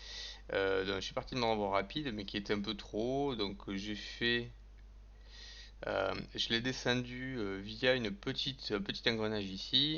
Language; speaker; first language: French; native; French